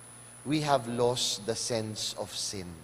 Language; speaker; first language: English; non-native, local second language; Pampanga